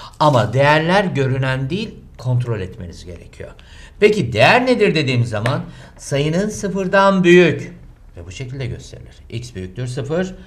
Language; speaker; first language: Turkish; native; Turkish